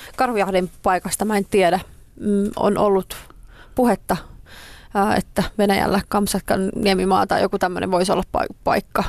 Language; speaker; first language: Finnish; native; Finnish